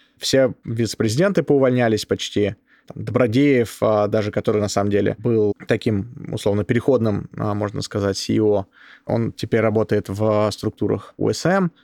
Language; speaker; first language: Russian; native; Russian